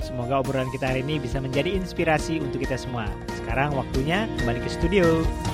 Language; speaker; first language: Indonesian; native; Indonesian